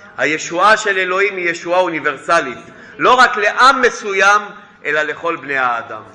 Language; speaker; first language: Hebrew; non-native, fluent; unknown